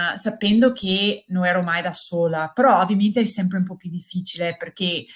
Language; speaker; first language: Italian; non-native, fluent; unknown